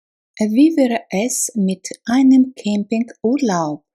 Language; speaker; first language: German; non-native, fluent; Russian